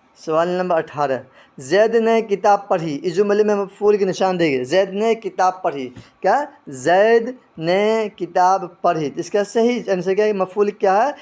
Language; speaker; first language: Urdu; native; Urdu